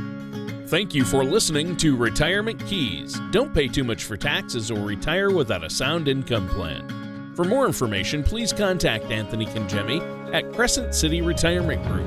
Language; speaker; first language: English; native; English